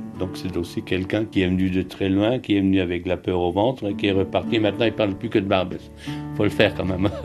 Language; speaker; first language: French; native; French